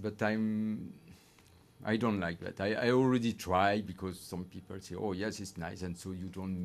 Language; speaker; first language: English; non-native, fluent; French